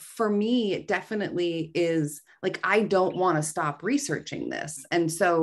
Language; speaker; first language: English; native; English